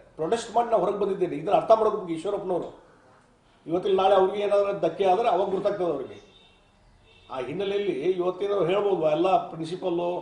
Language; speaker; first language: Kannada; native; Kannada